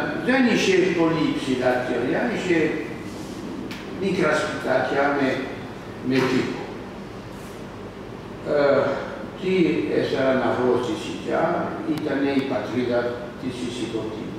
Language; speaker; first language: Greek; non-native, learner; French